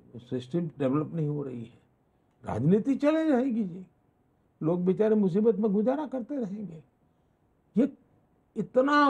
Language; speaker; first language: Hindi; non-native, local second language; Gujarati